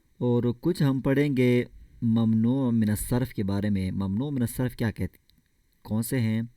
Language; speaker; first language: Urdu; native; Urdu